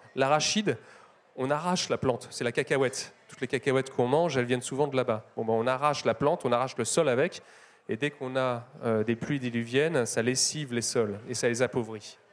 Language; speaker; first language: French; native; French